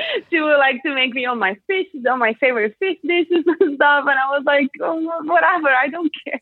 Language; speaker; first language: English; non-native, fluent; Italian